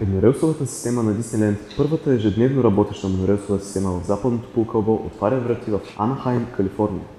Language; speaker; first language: Bulgarian; native; Bulgarian